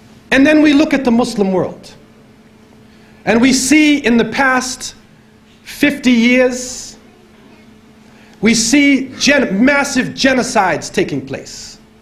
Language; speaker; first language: English; native; English